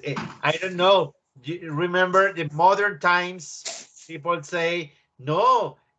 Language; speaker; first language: English; non-native, learner; Spanish